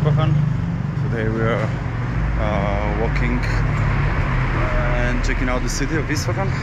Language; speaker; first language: English; non-native, fluent; Macedonian